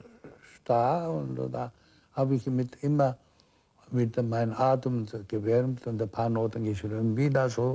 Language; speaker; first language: German; non-native, fluent; Korean